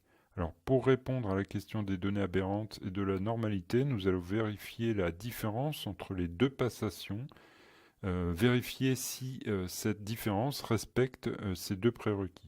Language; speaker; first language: French; native; French